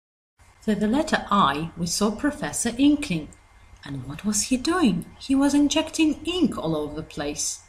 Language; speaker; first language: English; native; English